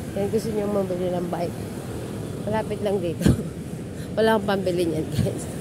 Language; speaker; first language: Filipino; non-native, local second language; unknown